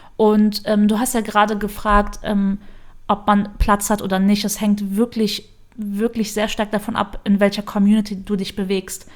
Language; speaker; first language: German; early bilingual, other home language; Kurdish